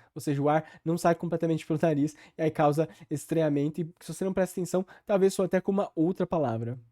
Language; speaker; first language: Portuguese; native; Portuguese